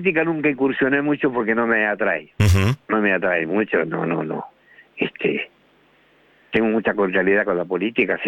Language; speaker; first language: Spanish; native; Spanish